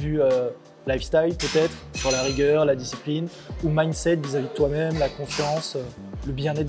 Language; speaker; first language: French; native; French